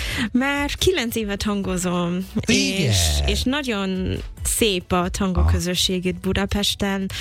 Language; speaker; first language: Hungarian; non-native, fluent; English